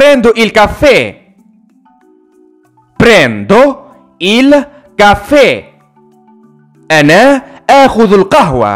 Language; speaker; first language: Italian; non-native, fluent; Arabic